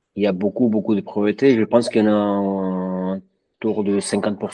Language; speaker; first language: French; non-native, fluent; Spanish